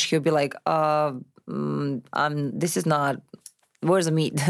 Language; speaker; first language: English; non-native, fluent; Serbian